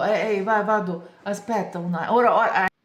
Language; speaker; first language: Italian; non-native, learner; Ukrainian